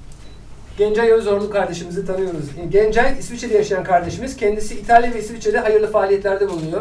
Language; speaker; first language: Turkish; native; Turkish